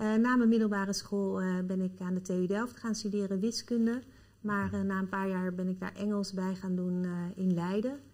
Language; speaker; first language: Dutch; native; Dutch